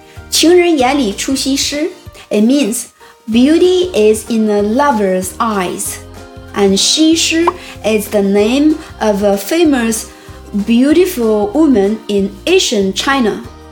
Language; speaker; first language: English; non-native, fluent; Chinese